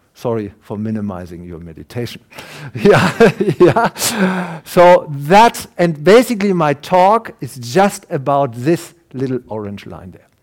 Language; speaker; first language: English; non-native, fluent; German